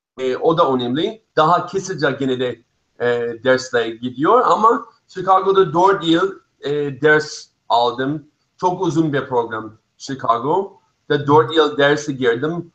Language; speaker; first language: Turkish; non-native, fluent; English